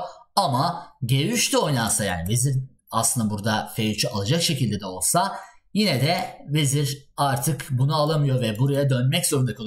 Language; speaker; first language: Turkish; native; Turkish